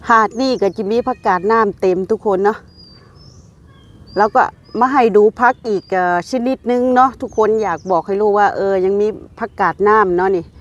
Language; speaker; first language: Thai; non-native, local second language; Lao